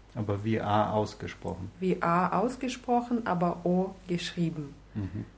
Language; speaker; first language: German; non-native, fluent; Russian